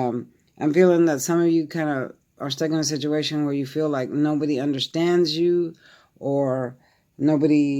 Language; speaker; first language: English; native; English